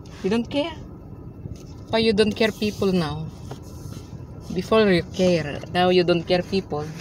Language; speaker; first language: English; non-native, local second language; Filipino